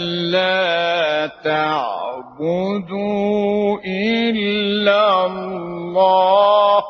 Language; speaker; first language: Arabic; native; Arabic